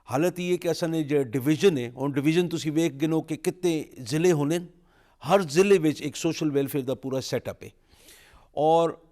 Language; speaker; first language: Urdu; non-native, local second language; Punjabi